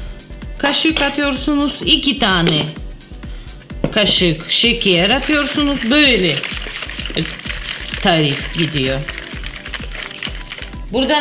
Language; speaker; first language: Turkish; non-native, learner; Russian